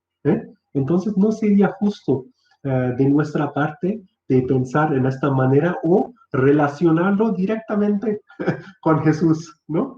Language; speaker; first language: Spanish; non-native, fluent; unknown